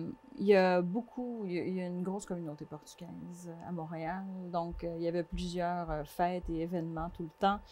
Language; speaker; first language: French; non-native, fluent; Portuguese